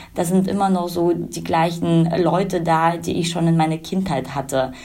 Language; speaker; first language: German; early bilingual, other home language; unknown